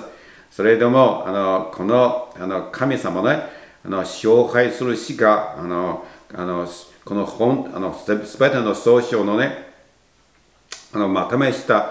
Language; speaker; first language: Japanese; non-native, learner; Chinese